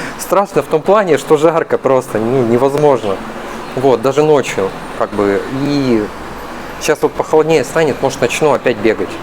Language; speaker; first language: Russian; native; Russian